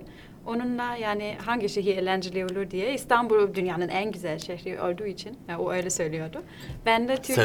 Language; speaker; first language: Turkish; non-native, fluent; German